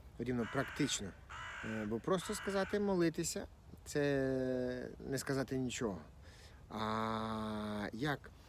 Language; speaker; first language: Ukrainian; non-native, local second language; Russian